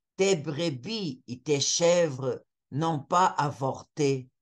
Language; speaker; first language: French; non-native, fluent; Portuguese